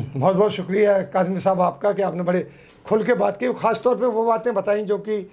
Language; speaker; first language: Urdu; native; Urdu